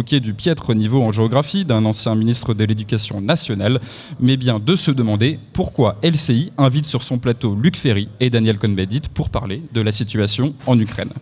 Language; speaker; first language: French; native; French